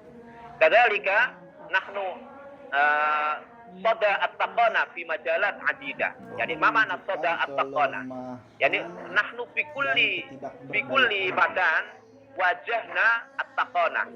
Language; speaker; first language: Arabic; non-native, fluent; Indonesian